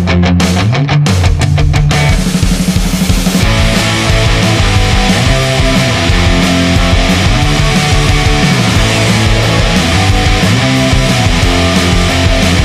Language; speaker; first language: English; native; English